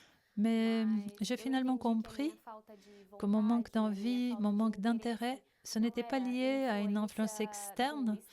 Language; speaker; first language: French; non-native, fluent; Portuguese